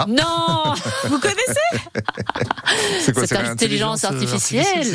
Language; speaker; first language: French; native; French